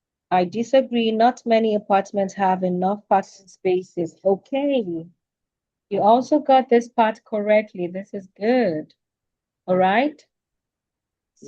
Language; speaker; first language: English; non-native, fluent; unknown